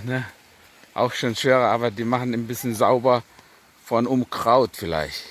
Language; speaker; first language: German; non-native, learner; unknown